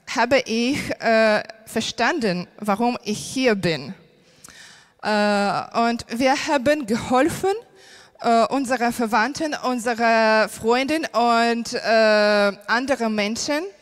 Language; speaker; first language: German; non-native, learner; Ukrainian